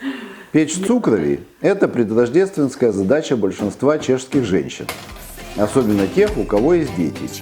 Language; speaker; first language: Russian; native; Russian